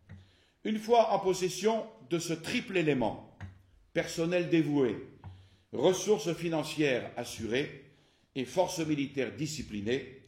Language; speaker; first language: French; native; French